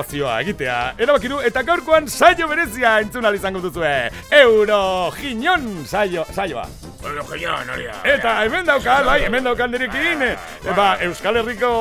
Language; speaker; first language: Basque; native; Basque